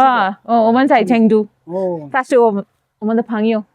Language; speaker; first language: Chinese; non-native, learner; Tamil